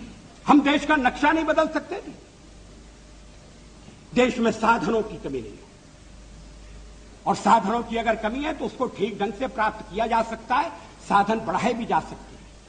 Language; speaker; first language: Hindi; native; Hindi